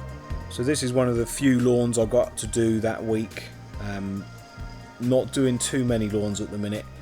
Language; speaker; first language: English; native; English